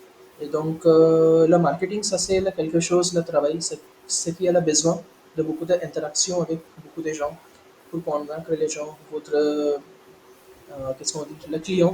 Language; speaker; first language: French; non-native, learner; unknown